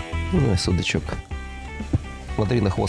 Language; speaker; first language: Russian; native; Russian